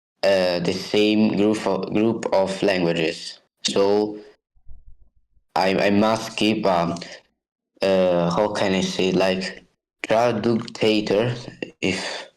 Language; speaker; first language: English; non-native, fluent; Italian